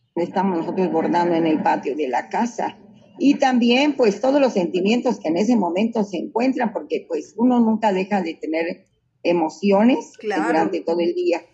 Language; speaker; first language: Spanish; native; Spanish